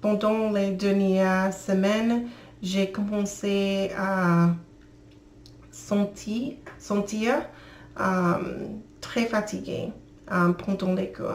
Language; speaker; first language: French; non-native, learner; English